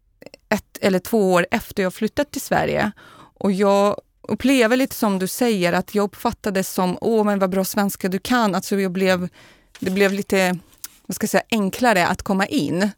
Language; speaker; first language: Swedish; non-native, fluent; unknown